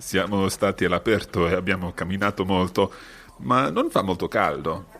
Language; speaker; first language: Italian; non-native, fluent; English